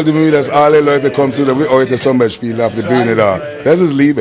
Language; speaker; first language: German; non-native, learner; English